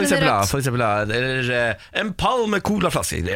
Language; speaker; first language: Norwegian; native; Norwegian